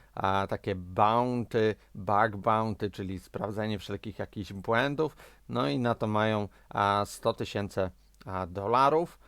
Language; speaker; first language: Polish; native; Polish